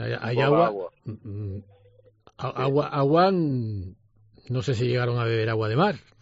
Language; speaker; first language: Spanish; native; Spanish